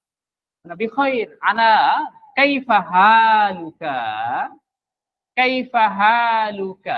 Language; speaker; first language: Arabic; non-native, fluent; Bangla